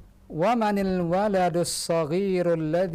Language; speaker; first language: Arabic; non-native, fluent; Indonesian